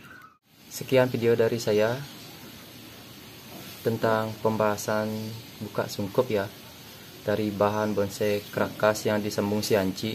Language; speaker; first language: Indonesian; native; Indonesian